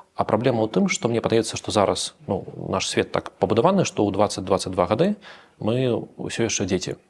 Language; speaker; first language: Belarusian; non-native, local second language; Russian